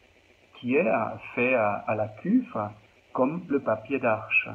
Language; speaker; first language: French; non-native, local second language; German